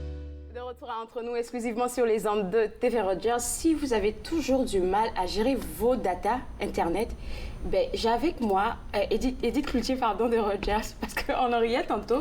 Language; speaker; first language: French; native; French